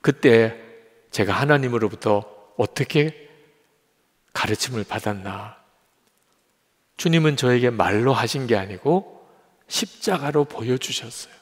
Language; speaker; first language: Korean; native; Korean